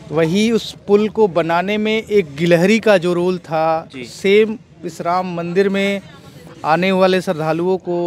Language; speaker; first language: Hindi; native; Hindi